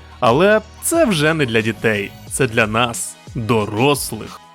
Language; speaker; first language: Ukrainian; native; Ukrainian